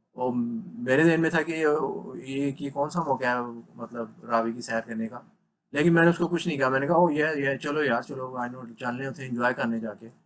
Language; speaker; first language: Urdu; non-native, local second language; Punjabi